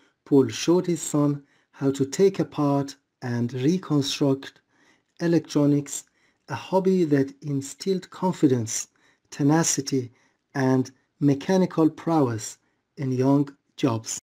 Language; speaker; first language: English; non-native, fluent; Persian